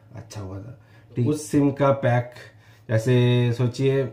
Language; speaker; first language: Hindi; native; Hindi